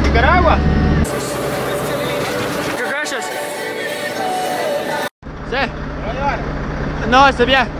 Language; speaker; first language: Spanish; non-native, learner; English